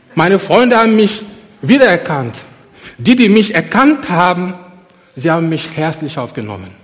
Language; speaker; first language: German; non-native, fluent; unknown